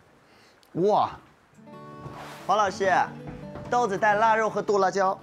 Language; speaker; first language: Chinese; native; Chinese